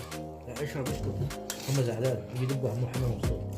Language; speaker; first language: Arabic; non-native, learner; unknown